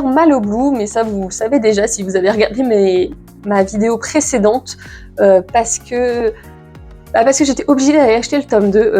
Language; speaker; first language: French; native; French